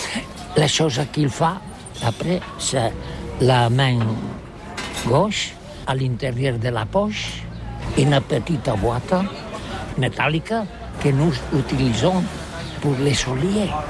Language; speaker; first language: French; non-native, learner; Catalan